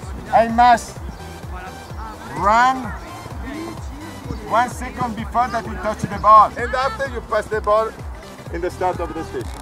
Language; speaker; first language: English; non-native, learner; Italian